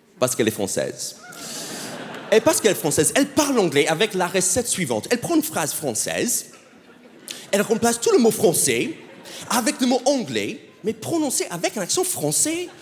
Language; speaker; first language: French; non-native, fluent; English